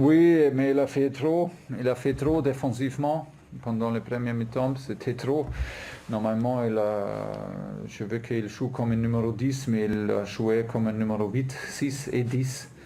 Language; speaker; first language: French; non-native, fluent; German